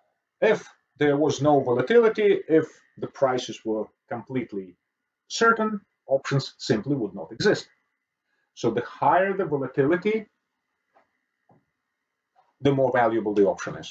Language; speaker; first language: English; non-native, fluent; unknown